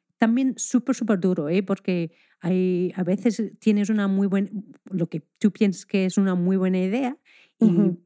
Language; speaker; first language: Spanish; non-native, fluent; English